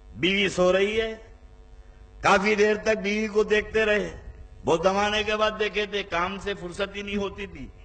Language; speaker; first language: Urdu; native; Urdu